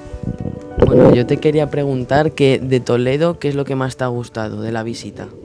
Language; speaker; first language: Spanish; native; Spanish